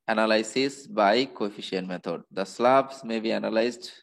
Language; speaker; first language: English; non-native, local second language; Bangla